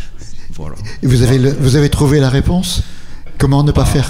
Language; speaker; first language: French; native; French